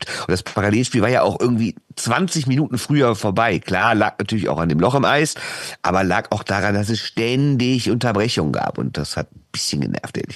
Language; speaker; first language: German; native; German